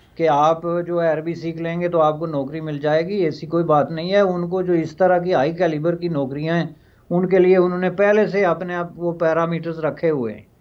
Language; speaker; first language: Urdu; non-native, local second language; Pahari-Potwari